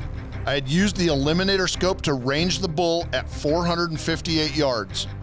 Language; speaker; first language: English; native; English